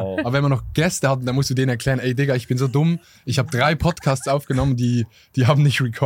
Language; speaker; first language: German; native; German